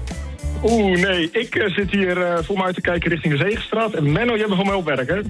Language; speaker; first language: Dutch; native; Dutch